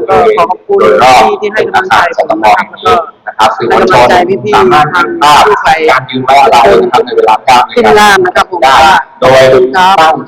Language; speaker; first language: Thai; non-native, fluent; Khmer